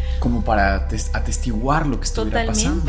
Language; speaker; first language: Spanish; native; Spanish